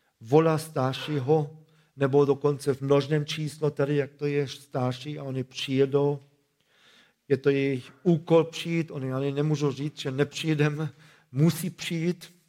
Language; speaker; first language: Czech; non-native, fluent; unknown